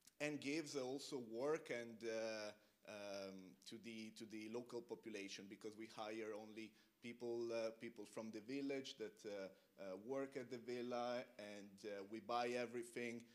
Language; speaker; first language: English; non-native, fluent; Italian